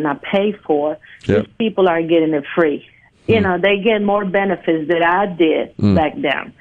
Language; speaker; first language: English; non-native, fluent; Spanish